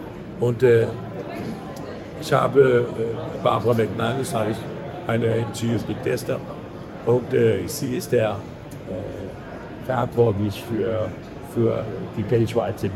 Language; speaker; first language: German; non-native, learner; Danish